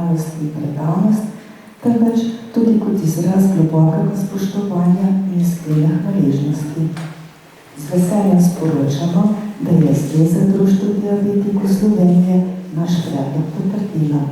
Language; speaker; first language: Slovenian; native; Slovenian